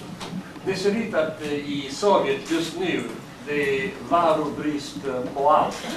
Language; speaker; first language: Swedish; non-native, fluent; Italian